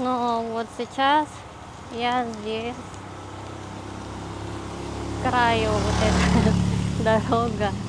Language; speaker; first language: Russian; non-native, learner; Filipino